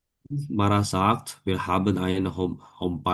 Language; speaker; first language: German; non-native, learner; Indonesian